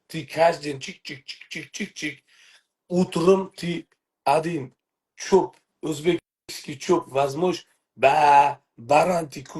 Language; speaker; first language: Russian; non-native, learner; Uzbek